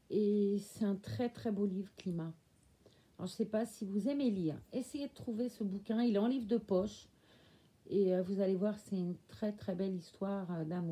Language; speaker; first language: French; native; French